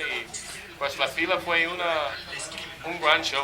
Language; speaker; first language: Spanish; non-native, fluent; English